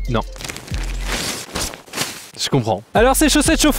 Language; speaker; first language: French; native; French